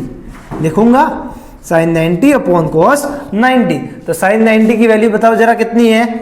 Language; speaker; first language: Hindi; native; Hindi